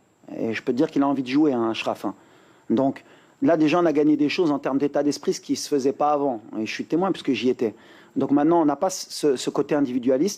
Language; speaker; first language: French; native; French